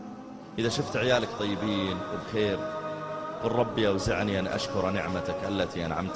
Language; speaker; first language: Arabic; native; Arabic